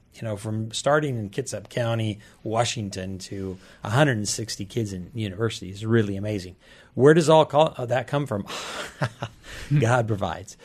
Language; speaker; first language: English; native; English